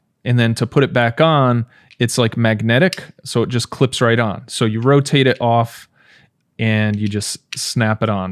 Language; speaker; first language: English; native; English